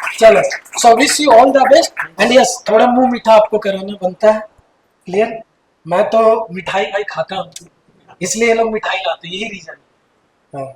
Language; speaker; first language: Hindi; native; Hindi